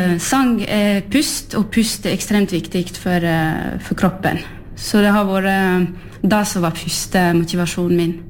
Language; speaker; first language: Norwegian; non-native, fluent; French